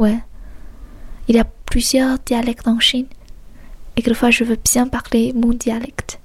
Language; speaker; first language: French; non-native, fluent; Chinese